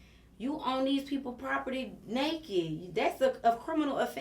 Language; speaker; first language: English; native; English